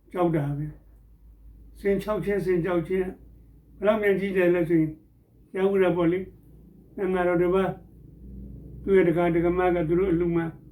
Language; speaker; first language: Burmese; native; Burmese